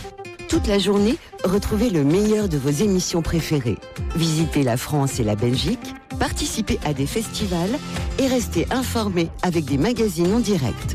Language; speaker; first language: French; native; French